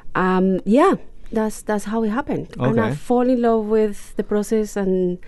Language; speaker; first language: English; non-native, fluent; Spanish